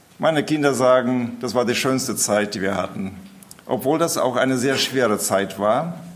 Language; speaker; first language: German; early bilingual, heritage; German